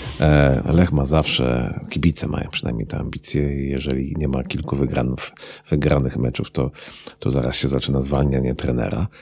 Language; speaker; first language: Polish; native; Polish